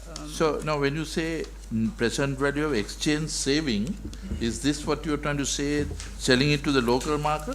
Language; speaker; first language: English; non-native, local second language; Sinhala